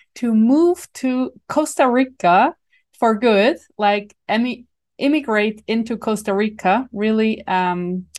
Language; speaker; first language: English; non-native, fluent; German